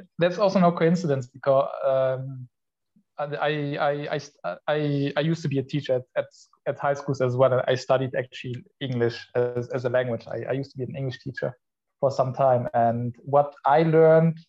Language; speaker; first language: English; non-native, fluent; Polish